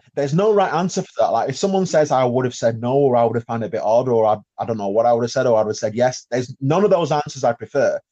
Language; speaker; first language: English; native; English